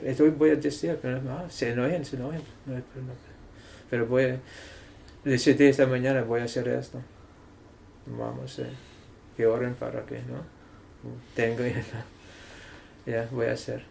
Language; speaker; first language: Spanish; non-native, learner; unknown